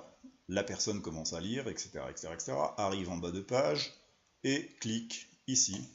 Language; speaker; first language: French; native; French